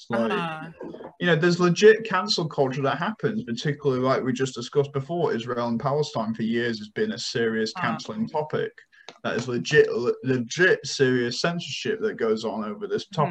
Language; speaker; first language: English; native; English